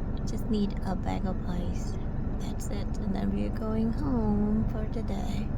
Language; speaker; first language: English; non-native, fluent; Thai